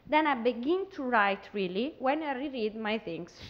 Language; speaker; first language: English; non-native, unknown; Italian